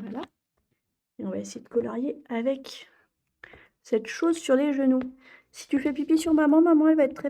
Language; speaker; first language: French; native; French